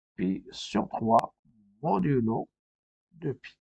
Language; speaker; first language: French; non-native, local second language; Arabic